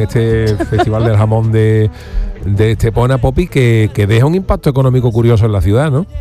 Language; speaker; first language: Spanish; native; Spanish